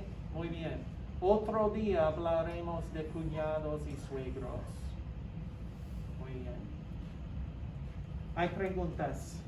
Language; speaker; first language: Spanish; non-native, fluent; English